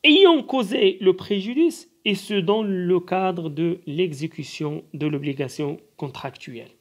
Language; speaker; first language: French; non-native, local second language; Arabic